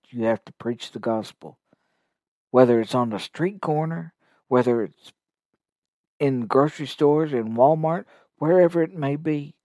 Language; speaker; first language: English; native; English